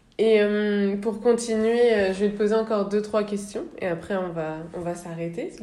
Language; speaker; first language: French; native; French